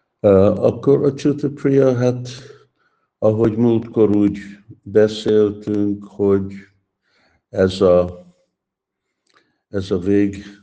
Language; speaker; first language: Hungarian; early bilingual, heritage; Hungarian